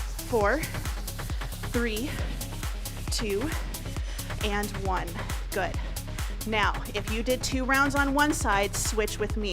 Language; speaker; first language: English; native; English